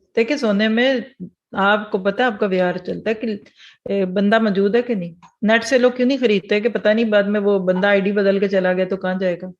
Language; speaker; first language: Urdu; early bilingual, heritage; Urdu